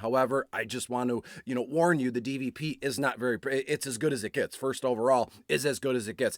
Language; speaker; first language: English; native; English